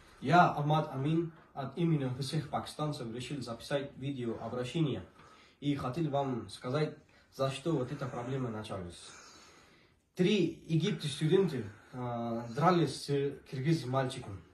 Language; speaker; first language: Russian; non-native, learner; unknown